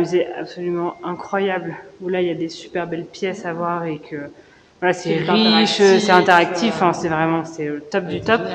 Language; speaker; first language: French; native; French